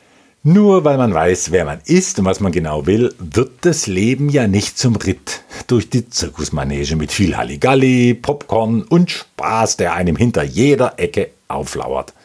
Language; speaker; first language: German; native; German